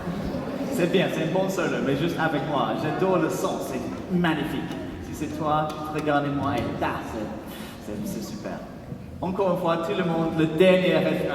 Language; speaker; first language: French; non-native, learner; English